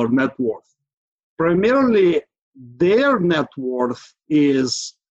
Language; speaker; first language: English; non-native, fluent; Ukrainian